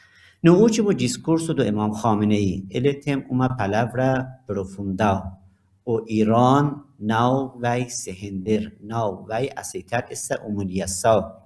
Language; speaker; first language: Portuguese; non-native, learner; Persian